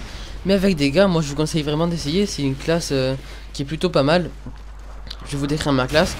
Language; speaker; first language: French; native; French